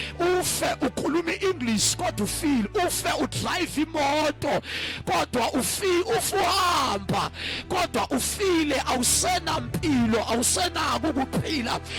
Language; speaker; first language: Zulu; non-native, local second language; Xhosa